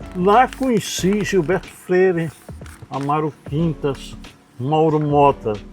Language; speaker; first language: Portuguese; native; Portuguese